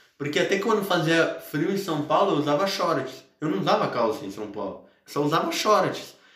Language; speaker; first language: Portuguese; native; Portuguese